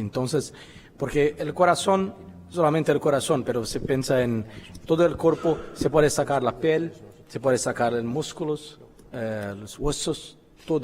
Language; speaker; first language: Spanish; non-native, fluent; Portuguese